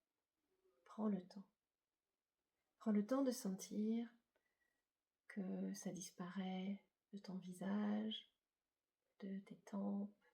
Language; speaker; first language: French; native; French